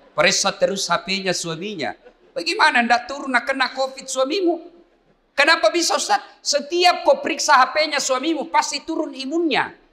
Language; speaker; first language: Indonesian; non-native, local second language; Buginese